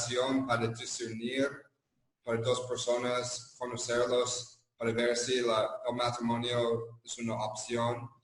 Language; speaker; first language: Spanish; non-native, fluent; English